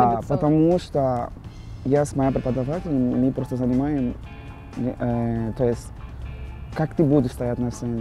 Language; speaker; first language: Russian; non-native, learner; Portuguese